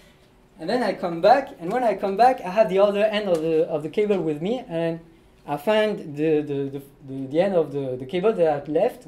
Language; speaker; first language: English; non-native, fluent; French